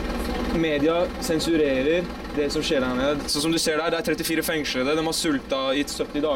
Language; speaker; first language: Norwegian; native; Norwegian